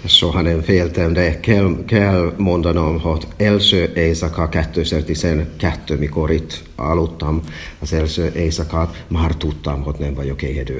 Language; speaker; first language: Hungarian; non-native, fluent; Finnish